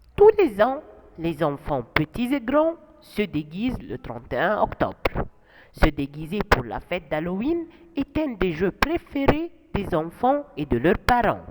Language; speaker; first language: French; non-native, fluent; Arabic